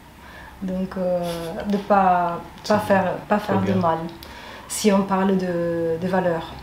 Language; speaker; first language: French; non-native, fluent; Italian